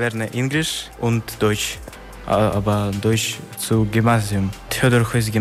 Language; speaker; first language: German; non-native, learner; Ukrainian